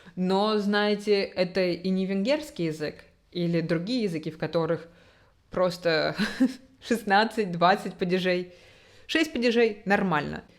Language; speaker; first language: Russian; native; Russian